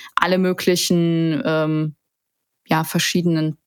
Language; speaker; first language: German; native; German